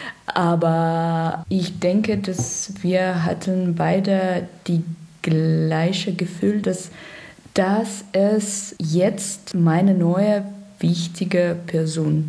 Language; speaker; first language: German; non-native, learner; Russian